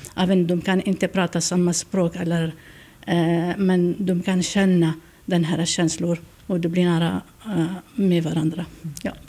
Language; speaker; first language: Swedish; non-native, learner; Kurdish